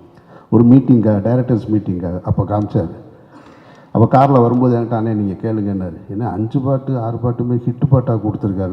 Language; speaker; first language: Tamil; native; Tamil